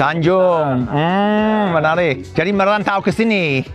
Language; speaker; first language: Indonesian; non-native, fluent; English